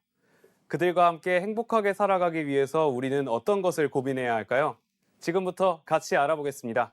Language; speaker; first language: Korean; native; Korean